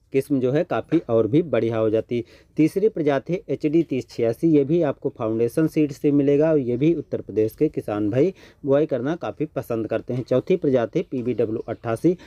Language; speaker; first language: Hindi; native; Hindi